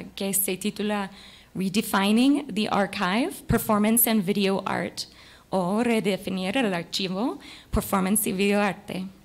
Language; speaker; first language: Spanish; non-native, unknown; English